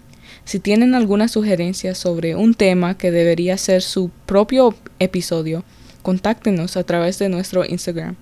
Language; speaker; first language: Spanish; early bilingual, heritage; English